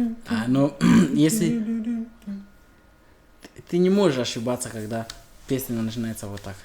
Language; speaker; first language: Russian; non-native, fluent; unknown